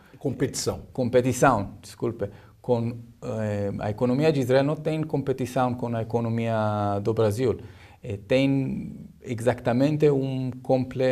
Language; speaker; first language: Portuguese; non-native, learner; Hebrew